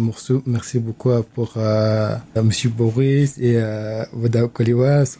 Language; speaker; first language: French; non-native, learner; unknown